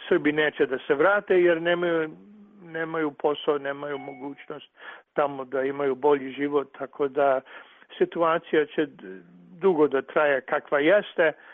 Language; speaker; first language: Croatian; early bilingual, heritage; Serbian